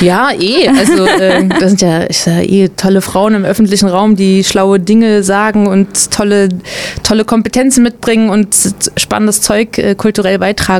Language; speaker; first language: German; native; German